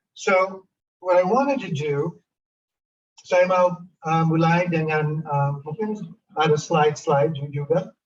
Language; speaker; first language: Indonesian; non-native, fluent; English